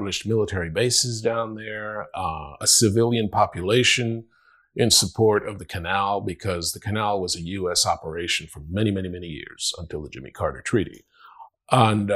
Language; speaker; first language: English; non-native, fluent; Spanish